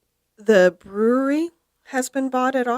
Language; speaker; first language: English; native; English